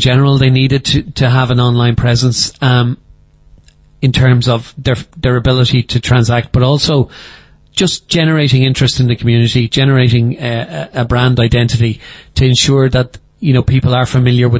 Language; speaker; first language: English; native; English